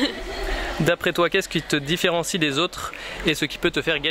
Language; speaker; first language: French; native; French